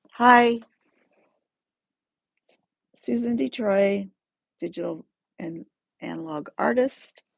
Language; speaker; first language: English; native; English